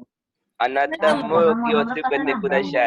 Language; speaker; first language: Japanese; non-native, learner; Hindi